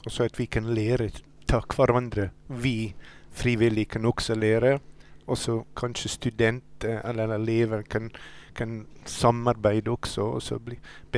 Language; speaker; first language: Norwegian; non-native, fluent; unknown